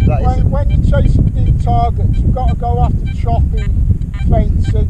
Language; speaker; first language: English; native; English